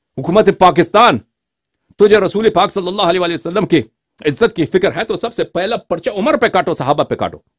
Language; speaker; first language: Urdu; non-native, fluent; Persian